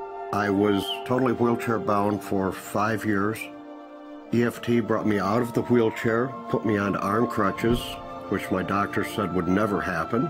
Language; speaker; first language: English; native; English